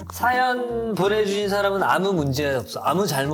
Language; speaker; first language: Korean; native; Korean